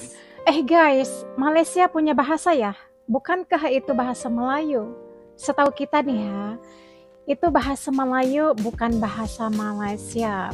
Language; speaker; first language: Indonesian; native; Indonesian